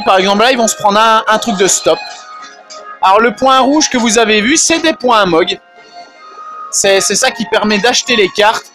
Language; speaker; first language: French; native; French